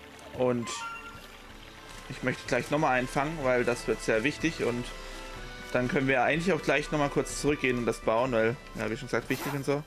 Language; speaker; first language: German; native; German